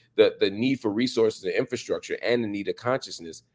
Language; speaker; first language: English; native; English